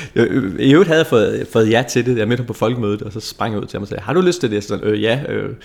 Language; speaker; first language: Danish; native; Danish